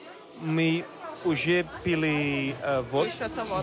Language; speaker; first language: Russian; non-native, learner; Dutch